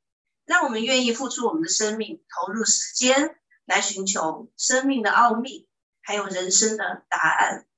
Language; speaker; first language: Chinese; native; Chinese